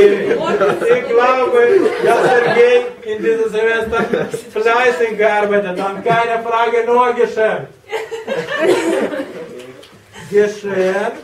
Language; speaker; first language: German; non-native, learner; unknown